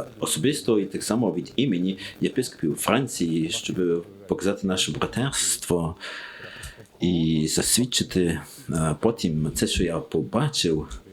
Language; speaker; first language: Ukrainian; non-native, learner; French